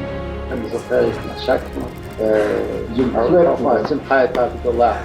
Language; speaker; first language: Hebrew; non-native, fluent; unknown